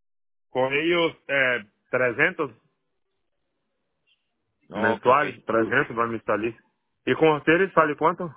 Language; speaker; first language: Spanish; non-native, learner; Portuguese